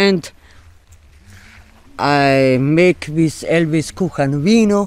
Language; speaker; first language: English; non-native, learner; German